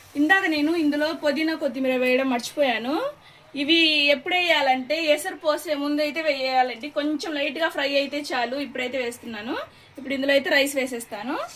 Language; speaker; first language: Telugu; non-native, local second language; Urdu